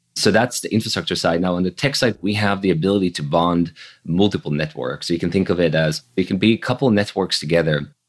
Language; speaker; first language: English; non-native, fluent; Hebrew